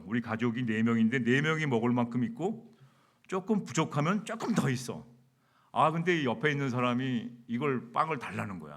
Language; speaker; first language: Korean; native; Korean